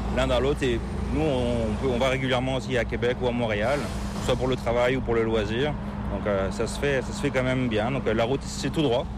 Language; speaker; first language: French; native; French